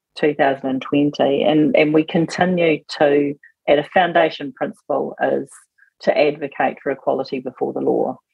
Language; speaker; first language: English; native; English